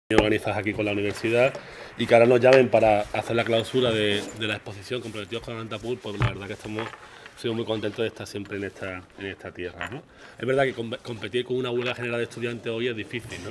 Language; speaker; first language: Spanish; native; Spanish